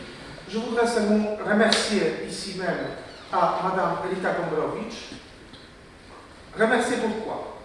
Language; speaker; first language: French; non-native, fluent; Polish